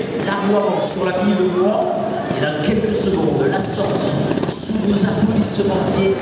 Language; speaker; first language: French; native; French